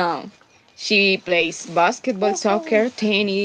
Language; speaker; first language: English; non-native, fluent; Spanish